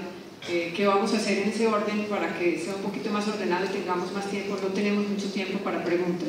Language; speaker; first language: Spanish; native; Spanish